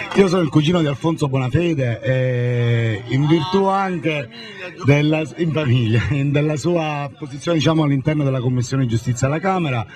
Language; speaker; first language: Italian; native; Italian